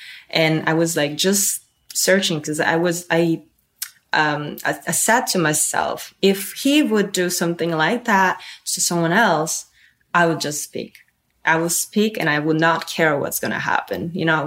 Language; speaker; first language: English; non-native, fluent; Italian